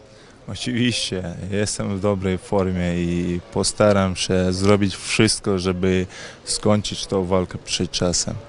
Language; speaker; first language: Polish; non-native, fluent; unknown